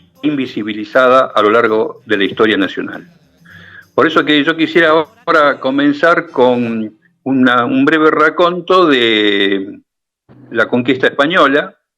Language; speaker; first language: Spanish; native; Spanish